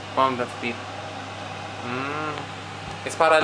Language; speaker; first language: Spanish; non-native, learner; Filipino